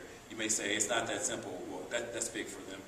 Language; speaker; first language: English; native; English